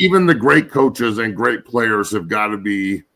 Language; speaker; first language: English; native; English